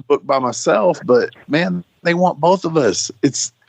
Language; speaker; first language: English; native; English